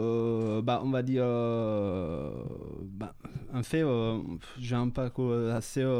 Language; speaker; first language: French; non-native, fluent; Italian